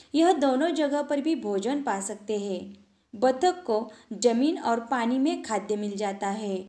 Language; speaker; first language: Hindi; non-native, local second language; Marathi